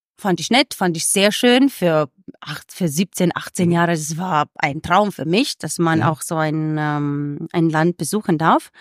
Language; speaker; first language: German; non-native, fluent; Romanian